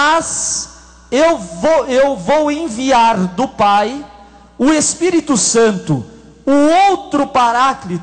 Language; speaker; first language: Portuguese; native; Portuguese